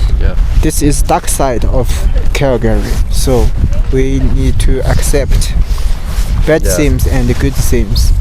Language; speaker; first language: English; non-native, learner; Chinese